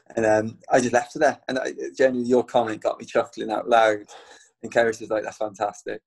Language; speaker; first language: English; native; English